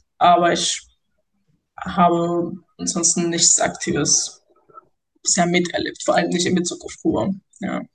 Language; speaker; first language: German; non-native, fluent; Spanish